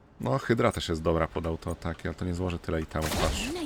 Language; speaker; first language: Polish; native; Polish